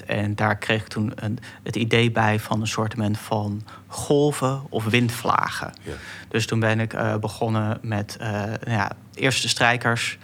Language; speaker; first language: Dutch; native; Dutch